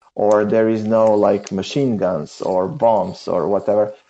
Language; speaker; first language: English; non-native, fluent; Serbian